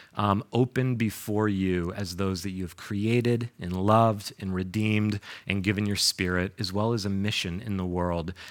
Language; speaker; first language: English; native; English